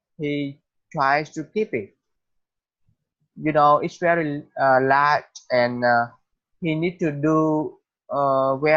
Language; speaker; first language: English; non-native, learner; Vietnamese